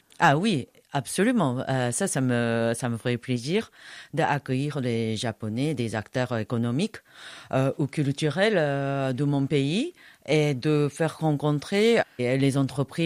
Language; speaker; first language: French; non-native, fluent; Japanese